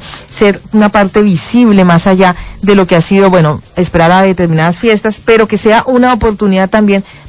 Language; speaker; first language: Spanish; native; Spanish